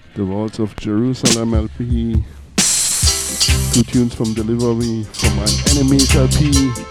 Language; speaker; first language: English; non-native, learner; German